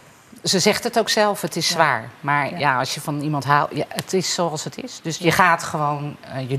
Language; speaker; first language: Dutch; native; Dutch